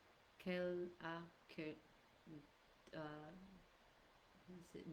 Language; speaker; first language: French; non-native, learner; English